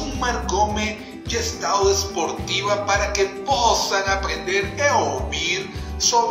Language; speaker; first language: Portuguese; non-native, learner; Spanish